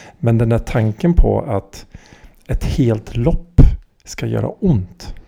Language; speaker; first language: Swedish; native; Swedish